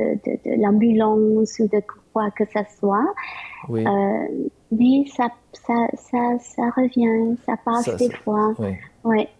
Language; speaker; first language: French; early bilingual, other home language; Vietnamese